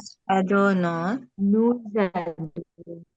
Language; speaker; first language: French; non-native, learner; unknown